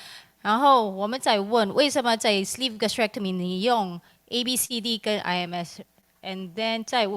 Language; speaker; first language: Chinese; non-native, learner; English